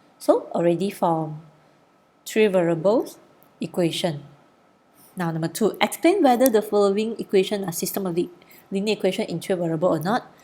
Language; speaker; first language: English; non-native, local second language; Malay